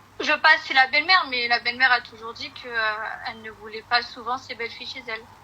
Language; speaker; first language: French; early bilingual, other home language; Portuguese